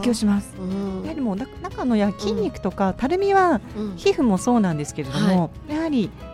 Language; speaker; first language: Japanese; native; Japanese